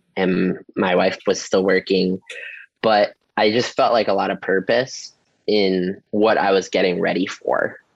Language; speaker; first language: English; native; English